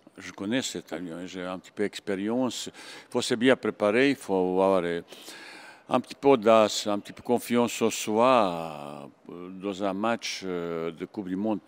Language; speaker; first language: French; non-native, fluent; Bosnian